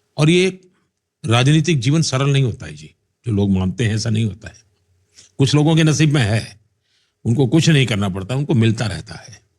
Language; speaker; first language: Hindi; non-native, local second language; Gujarati